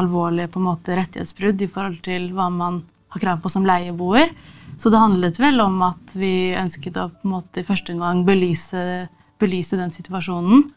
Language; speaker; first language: Norwegian; native; Norwegian